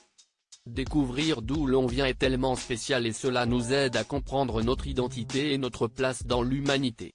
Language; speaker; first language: French; native; French